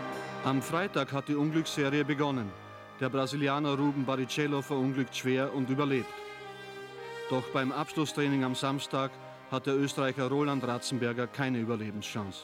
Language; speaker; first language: German; native; German